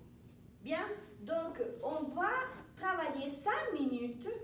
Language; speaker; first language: French; non-native, fluent; Spanish